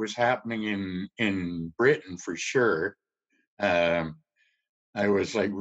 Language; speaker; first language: English; native; English